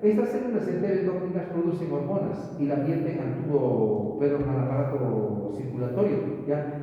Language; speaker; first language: Spanish; native; Spanish